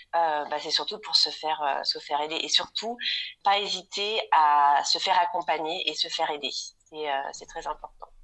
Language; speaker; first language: French; native; French